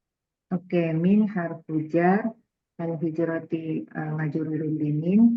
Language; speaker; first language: Arabic; non-native, learner; Indonesian